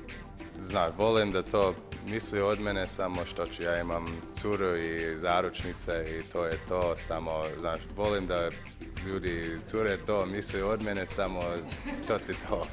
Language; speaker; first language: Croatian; early bilingual, heritage; English